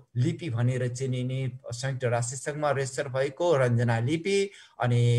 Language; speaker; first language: Nepali; non-native, local second language; Newari